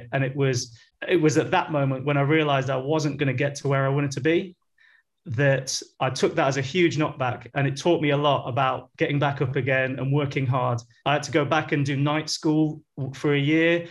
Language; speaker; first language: English; native; English